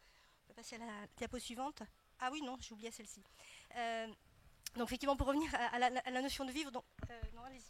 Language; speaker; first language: French; native; French